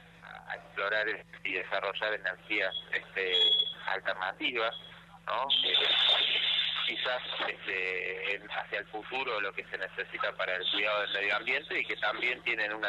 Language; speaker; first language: Spanish; native; Spanish